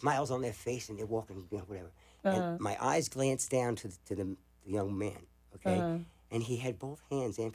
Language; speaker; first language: English; native; English